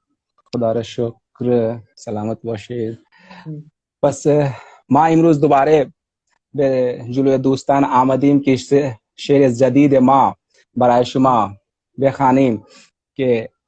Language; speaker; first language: Persian; non-native, learner; Hindi